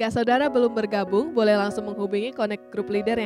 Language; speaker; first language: Indonesian; native; Indonesian